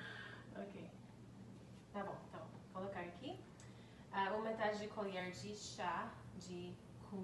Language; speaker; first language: Portuguese; non-native, learner; English